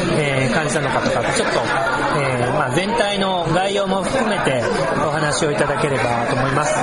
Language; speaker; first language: Japanese; native; Japanese